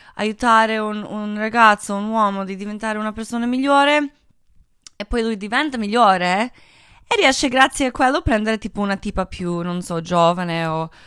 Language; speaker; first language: Italian; native; Italian